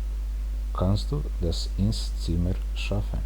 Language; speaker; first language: German; non-native, fluent; Bosnian